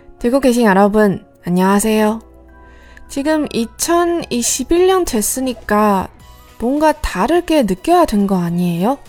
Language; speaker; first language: Korean; non-native, learner; Chinese